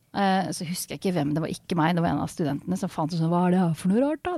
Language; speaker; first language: Norwegian; native; Norwegian